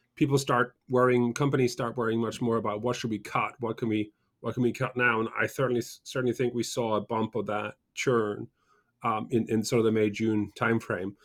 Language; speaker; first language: English; early bilingual, other home language; Norwegian